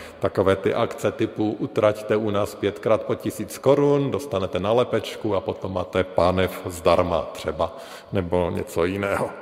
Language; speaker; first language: Czech; native; Czech